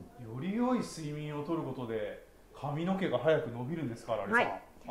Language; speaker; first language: Japanese; native; Japanese